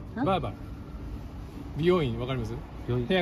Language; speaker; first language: Japanese; native; Japanese